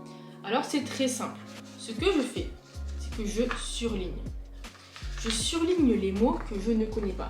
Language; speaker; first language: French; native; French